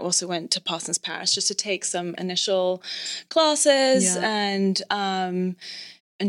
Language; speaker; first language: English; native; English